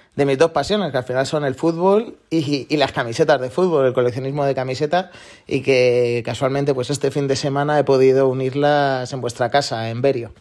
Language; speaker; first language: Spanish; native; Spanish